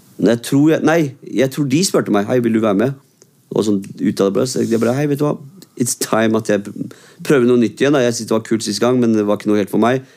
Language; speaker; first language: Norwegian; early bilingual, other home language; Kurdish